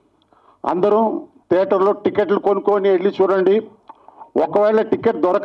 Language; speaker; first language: Telugu; native; Telugu